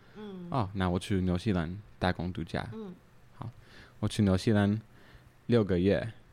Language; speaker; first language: Chinese; non-native, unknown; English